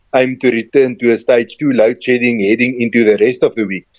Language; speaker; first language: English; non-native, local second language; Afrikaans